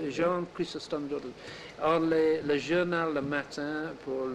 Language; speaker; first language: French; non-native, learner; English